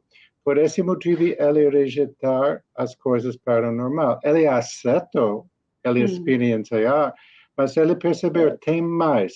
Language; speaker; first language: Portuguese; non-native, learner; English